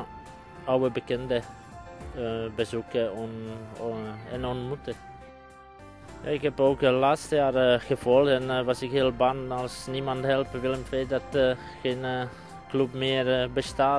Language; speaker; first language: Dutch; non-native, fluent; Czech